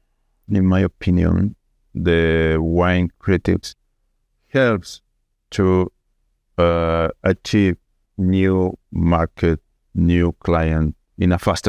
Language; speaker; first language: English; non-native, fluent; Spanish